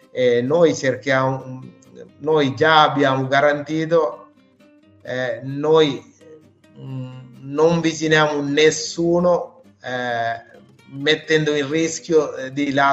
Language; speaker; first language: Italian; non-native, fluent; Sinhala